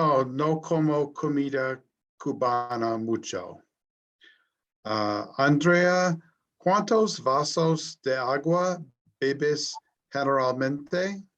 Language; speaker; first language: Spanish; non-native, learner; English